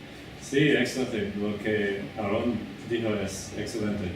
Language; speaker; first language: Spanish; non-native, fluent; English